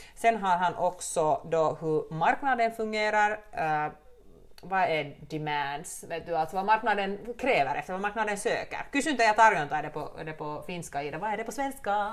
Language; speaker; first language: Swedish; native; Swedish